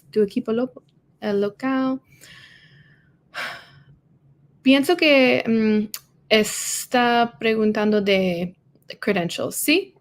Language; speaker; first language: Spanish; non-native, learner; English